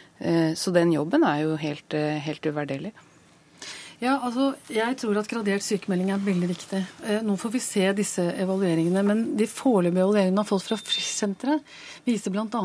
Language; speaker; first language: Norwegian; native; Norwegian